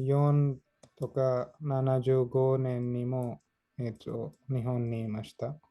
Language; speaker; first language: Japanese; non-native, fluent; Hindi